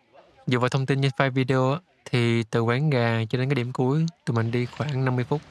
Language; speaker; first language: Vietnamese; native; Vietnamese